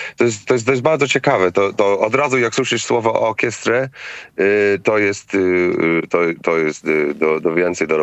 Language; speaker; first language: Polish; non-native, fluent; English